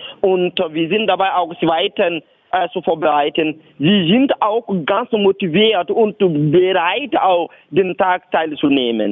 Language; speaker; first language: German; non-native, learner; Bambara